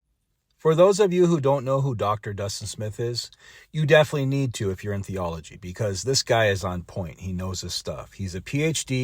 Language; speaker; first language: English; native; English